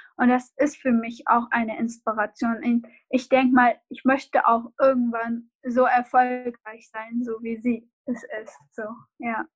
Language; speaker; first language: German; non-native, fluent; Arabic